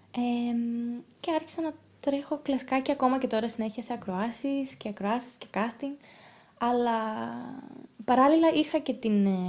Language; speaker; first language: Greek; early bilingual, heritage; Greek